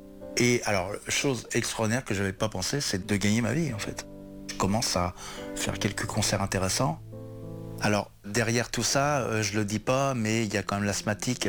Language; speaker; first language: French; native; French